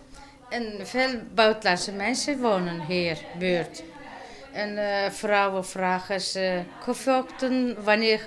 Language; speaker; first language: Dutch; non-native, learner; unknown